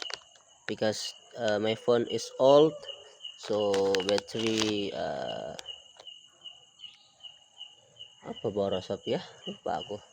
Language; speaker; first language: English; non-native, learner; Indonesian